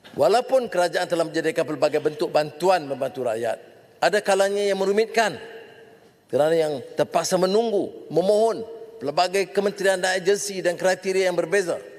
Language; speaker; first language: Malay; native; Malay